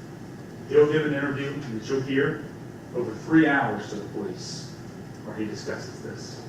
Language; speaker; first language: English; native; English